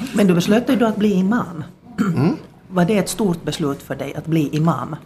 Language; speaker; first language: Swedish; native; Swedish